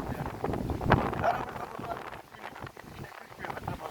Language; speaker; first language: Turkish; native; Turkish